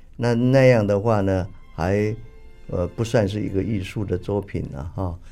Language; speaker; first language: Chinese; native; Chinese